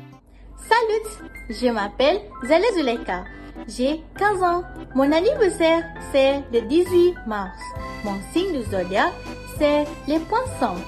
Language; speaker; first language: French; non-native, learner; Malay